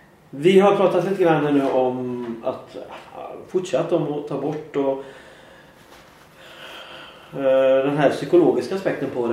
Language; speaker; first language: Swedish; native; Swedish